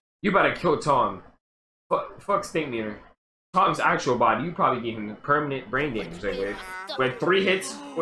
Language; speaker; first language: English; native; English